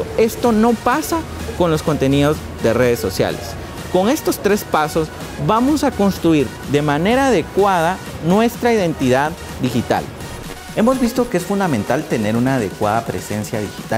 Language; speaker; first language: Spanish; native; Spanish